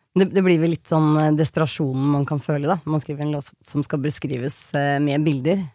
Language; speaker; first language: Norwegian; native; Norwegian